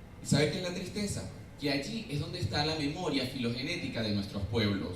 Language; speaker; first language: Spanish; native; Spanish